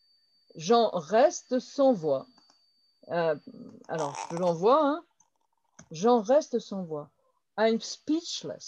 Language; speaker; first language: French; native; French